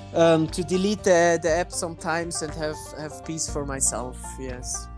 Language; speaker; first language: English; non-native, fluent; German